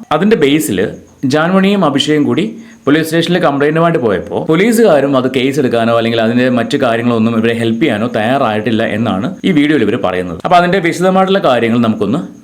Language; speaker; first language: Malayalam; native; Malayalam